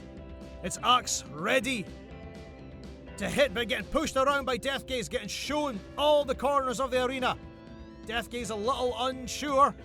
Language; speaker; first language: English; native; English